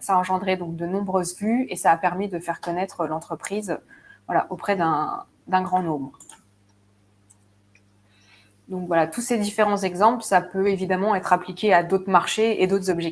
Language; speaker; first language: French; native; French